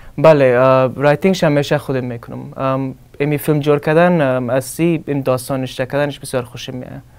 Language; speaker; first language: Persian; early bilingual, heritage; Persian